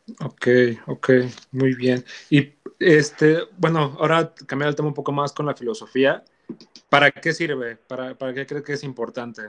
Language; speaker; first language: Spanish; native; Spanish